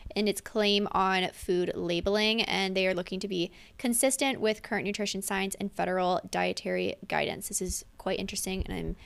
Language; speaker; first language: English; native; English